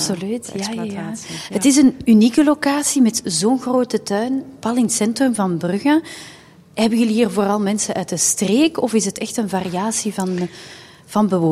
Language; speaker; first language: Dutch; native; Dutch